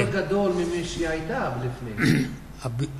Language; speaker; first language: Hebrew; non-native, learner; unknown